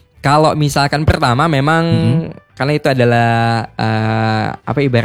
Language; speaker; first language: Indonesian; native; Indonesian